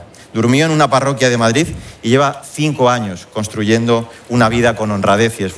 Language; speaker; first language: Spanish; native; Spanish